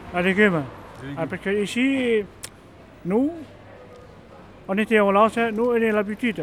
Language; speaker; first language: French; non-native, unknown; Hmong